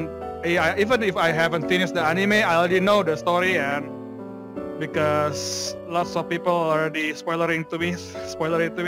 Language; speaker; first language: English; non-native, fluent; Indonesian